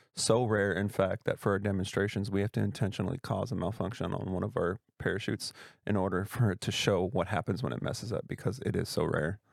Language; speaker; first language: English; native; English